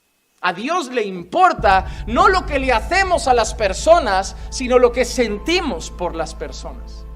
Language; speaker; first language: Spanish; native; Spanish